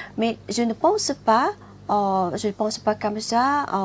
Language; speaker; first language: French; non-native, learner; Thai